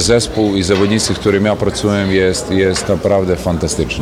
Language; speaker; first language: Polish; non-native, fluent; Serbian